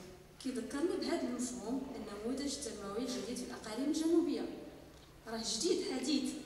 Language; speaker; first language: Arabic; native; Arabic